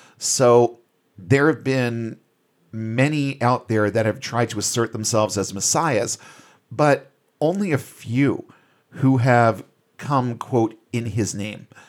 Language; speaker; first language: English; native; English